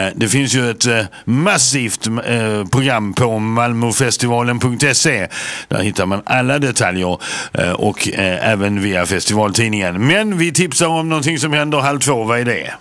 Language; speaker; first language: Swedish; native; Swedish